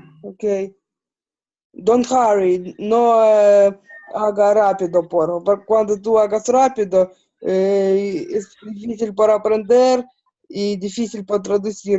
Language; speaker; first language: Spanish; non-native, learner; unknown